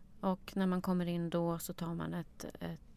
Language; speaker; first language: Swedish; native; Swedish